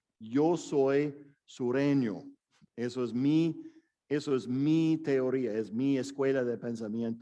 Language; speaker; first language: Spanish; non-native, fluent; English